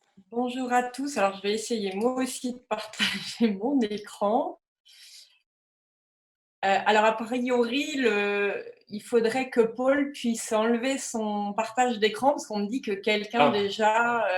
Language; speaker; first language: French; native; French